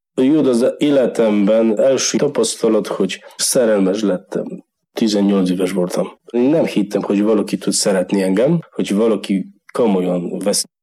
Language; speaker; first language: Hungarian; non-native, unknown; Polish